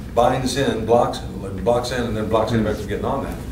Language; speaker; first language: English; native; English